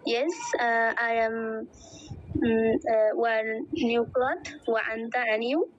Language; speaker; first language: English; non-native, learner; Bangla